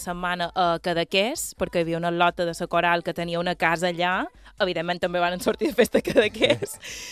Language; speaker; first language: Catalan; native; Catalan